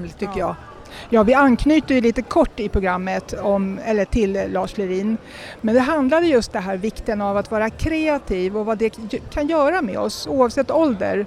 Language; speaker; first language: Swedish; native; Swedish